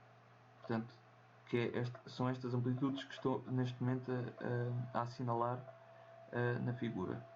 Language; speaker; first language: Portuguese; native; Portuguese